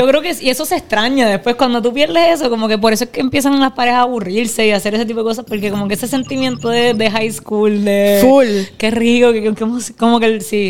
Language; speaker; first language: Spanish; native; Spanish